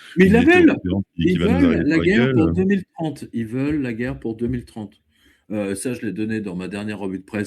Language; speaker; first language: French; native; French